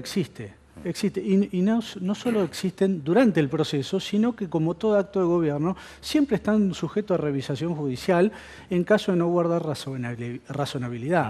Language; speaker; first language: Spanish; native; Spanish